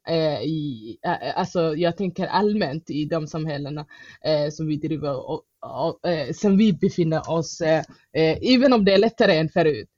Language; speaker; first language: Swedish; non-native, fluent; Somali